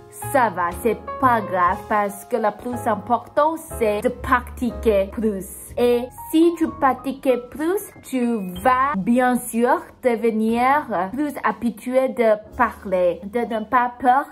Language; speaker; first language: French; non-native, learner; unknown